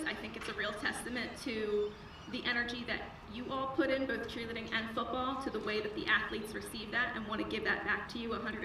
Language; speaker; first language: English; native; English